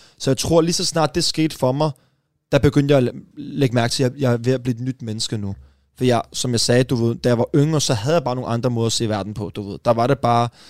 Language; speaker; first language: Danish; early bilingual, other home language; Persian